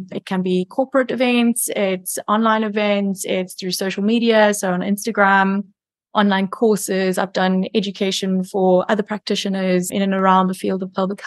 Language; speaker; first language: English; native; English